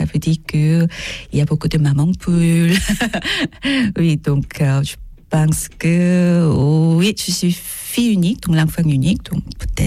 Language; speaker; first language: French; non-native, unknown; Korean